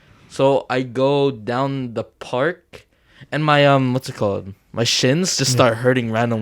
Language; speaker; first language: English; native; English